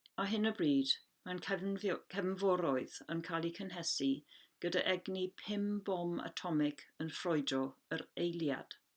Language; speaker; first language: Welsh; non-native, local second language; English